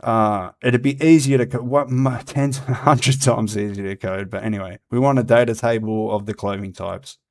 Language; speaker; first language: English; native; English